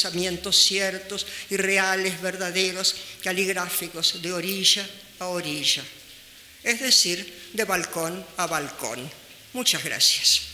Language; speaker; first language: Spanish; native; Spanish